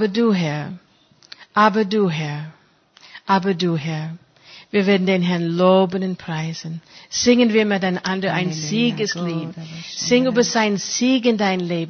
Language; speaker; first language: German; non-native, fluent; English